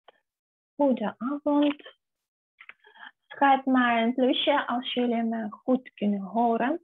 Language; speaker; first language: Dutch; non-native, fluent; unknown